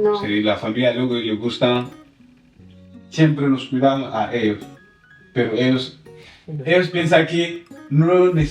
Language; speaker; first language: Spanish; non-native, learner; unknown